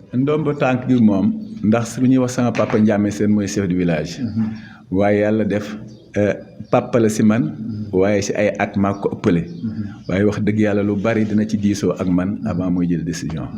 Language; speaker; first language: Wolof; native; Wolof